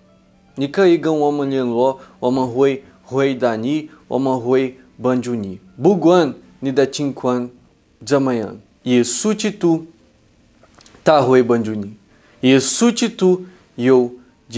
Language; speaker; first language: Chinese; non-native, fluent; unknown